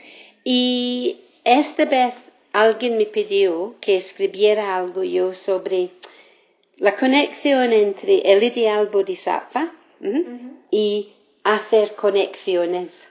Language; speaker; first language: Spanish; non-native, fluent; English